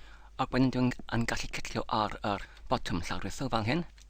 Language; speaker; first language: Welsh; non-native, learner; English